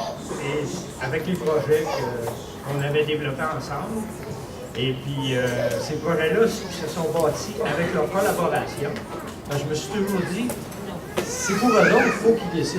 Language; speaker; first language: French; native; French